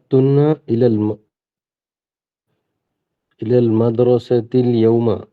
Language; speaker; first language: Arabic; non-native, learner; Urdu